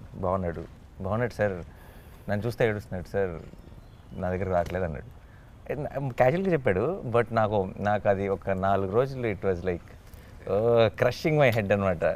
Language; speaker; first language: Telugu; native; Telugu